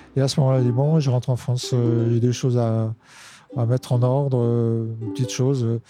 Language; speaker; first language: French; native; French